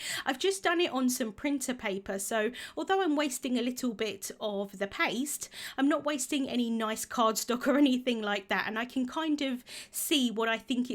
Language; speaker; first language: English; native; English